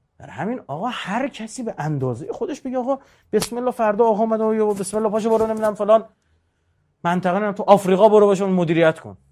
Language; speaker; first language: Persian; native; Persian